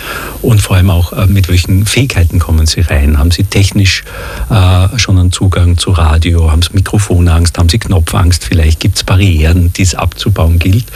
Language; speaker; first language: German; native; German